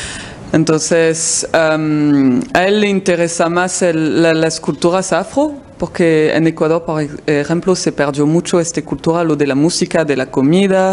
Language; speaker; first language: Spanish; non-native, fluent; French